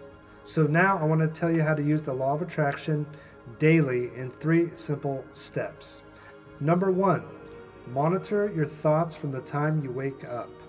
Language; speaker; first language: English; native; English